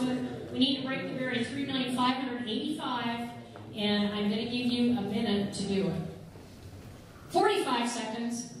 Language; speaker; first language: English; native; English